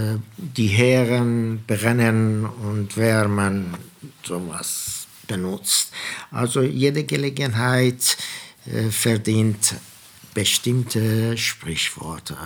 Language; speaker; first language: German; non-native, fluent; Persian